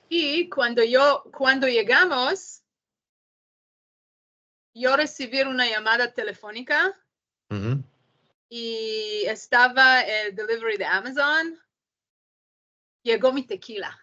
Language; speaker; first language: Spanish; non-native, learner; English